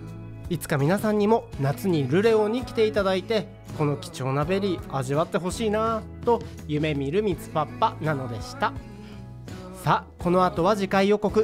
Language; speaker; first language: Japanese; native; Japanese